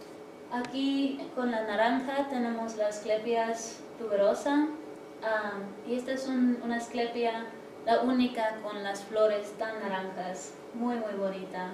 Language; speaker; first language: Spanish; early bilingual, heritage; English